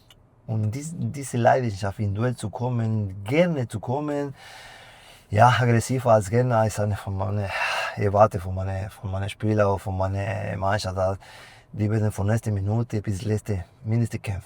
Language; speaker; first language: German; non-native, fluent; Spanish